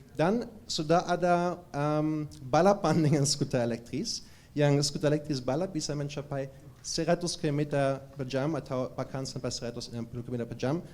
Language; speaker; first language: Indonesian; non-native, fluent; German